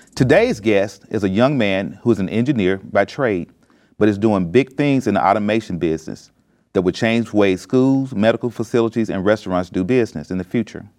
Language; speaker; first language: English; native; English